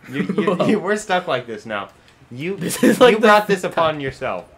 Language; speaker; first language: English; native; English